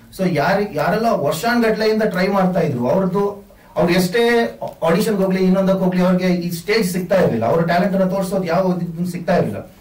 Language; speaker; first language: Kannada; non-native, local second language; Tulu